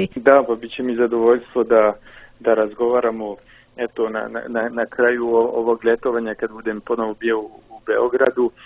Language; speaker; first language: Serbian; non-native, fluent; French